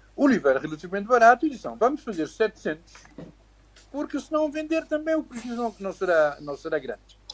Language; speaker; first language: Portuguese; native; Portuguese